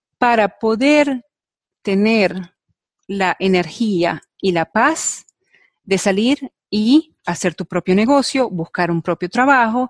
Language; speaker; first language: Spanish; native; Spanish